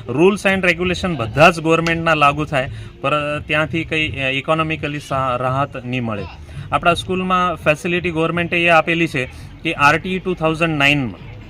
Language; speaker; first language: Gujarati; non-native, local second language; Marathi